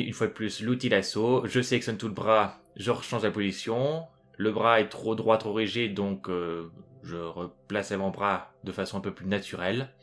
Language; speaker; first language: French; native; French